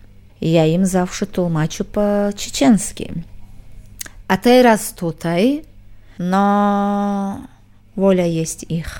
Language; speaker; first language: Polish; non-native, fluent; Chechen